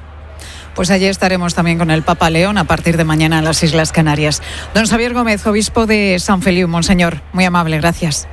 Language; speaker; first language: Spanish; native; Spanish